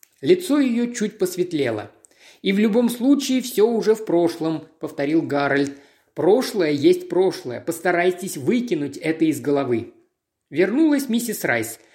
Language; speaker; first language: Russian; native; Russian